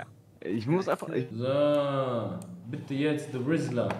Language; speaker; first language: German; native; German